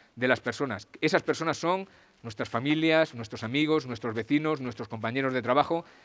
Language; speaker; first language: Spanish; native; Spanish